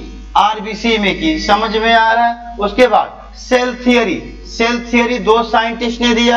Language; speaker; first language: Hindi; native; Hindi